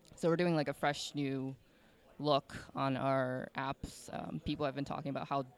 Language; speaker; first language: English; native; English